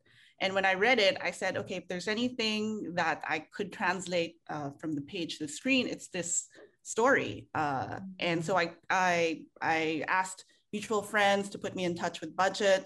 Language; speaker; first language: English; non-native, local second language; Filipino